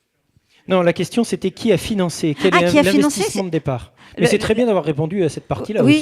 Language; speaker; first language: French; native; French